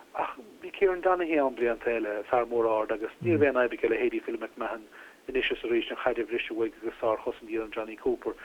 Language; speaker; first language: Irish; native; Irish